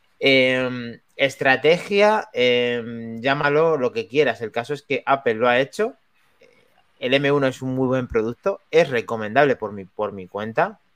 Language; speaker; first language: Spanish; native; Spanish